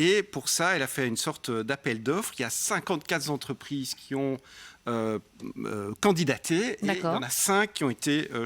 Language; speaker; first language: French; native; French